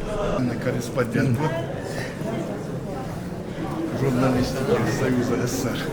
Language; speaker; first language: Russian; non-native, local second language; Kumyk